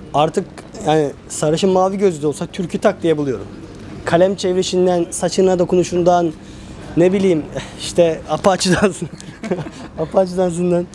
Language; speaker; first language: Turkish; native; Turkish